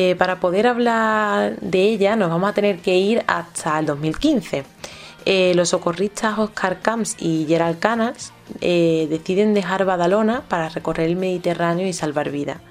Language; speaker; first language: Spanish; native; Spanish